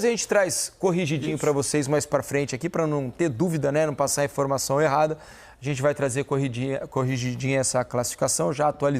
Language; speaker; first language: Portuguese; native; Portuguese